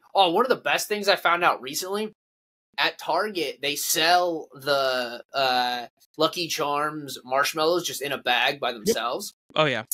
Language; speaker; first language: English; native; English